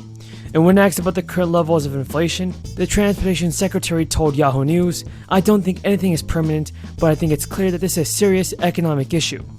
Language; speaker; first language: English; native; English